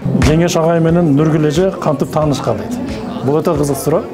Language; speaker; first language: Kyrgyz; native; Kyrgyz